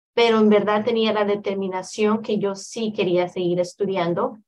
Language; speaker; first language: Spanish; native; Spanish